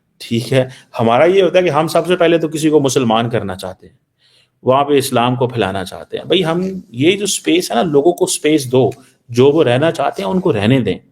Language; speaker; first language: Urdu; non-native, local second language; Punjabi